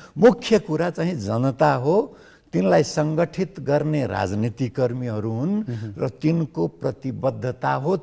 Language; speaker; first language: Nepali; non-native, local second language; Maithili